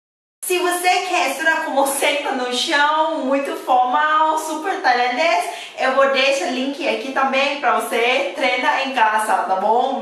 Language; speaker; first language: Portuguese; non-native, fluent; Thai